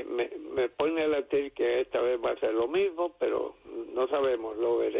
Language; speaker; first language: Spanish; native; Spanish